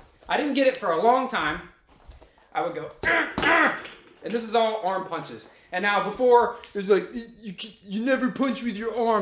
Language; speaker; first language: English; native; English